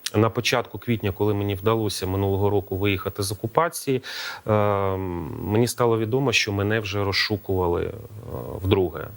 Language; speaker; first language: Ukrainian; native; Ukrainian